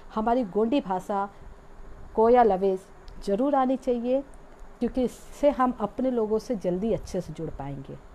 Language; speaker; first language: Hindi; native; Hindi